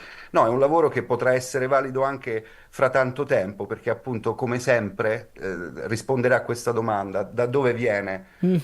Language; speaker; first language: Italian; native; Italian